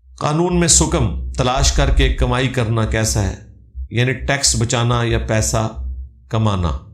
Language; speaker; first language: Urdu; non-native, local second language; Punjabi